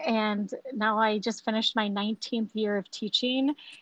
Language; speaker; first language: English; native; English